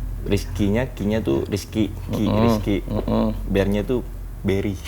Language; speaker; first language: Indonesian; native; Indonesian